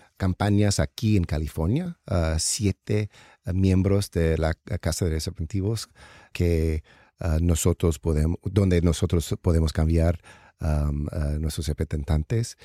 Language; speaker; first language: Spanish; non-native, learner; English